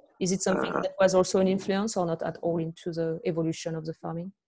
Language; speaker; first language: English; non-native, fluent; French